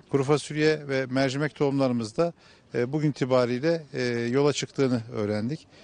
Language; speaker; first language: Turkish; native; Turkish